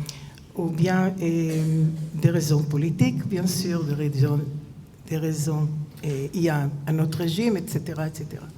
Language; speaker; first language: French; non-native, fluent; Hebrew